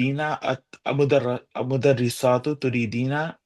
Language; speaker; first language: Arabic; non-native, learner; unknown